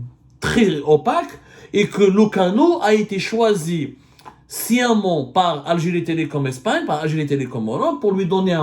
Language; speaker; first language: French; non-native, local second language; Arabic